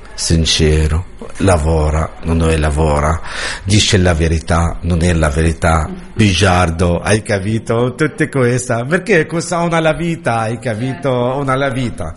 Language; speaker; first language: Italian; non-native, learner; Arabic